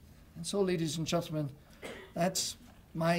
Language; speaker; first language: English; non-native, local second language; French